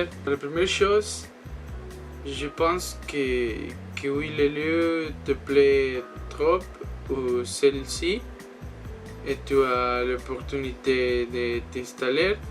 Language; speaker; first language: French; non-native, learner; Spanish